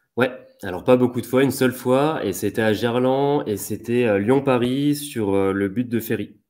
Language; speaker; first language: French; native; French